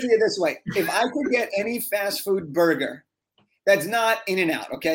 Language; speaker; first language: English; native; English